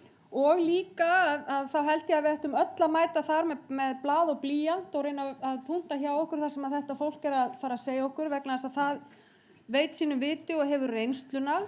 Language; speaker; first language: Icelandic; native; Icelandic